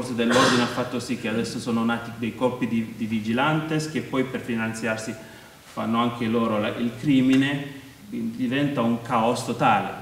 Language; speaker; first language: Italian; non-native, fluent; Maltese